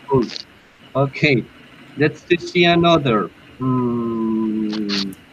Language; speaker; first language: English; non-native, learner; Spanish